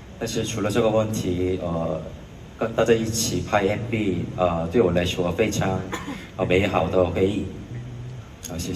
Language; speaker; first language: Chinese; non-native, fluent; Korean